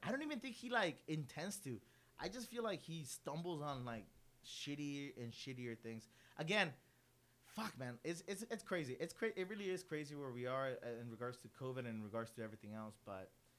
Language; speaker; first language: English; early bilingual, other home language; Spanish